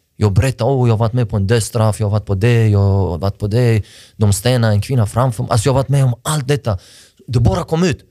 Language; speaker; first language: Swedish; early bilingual, other home language; Persian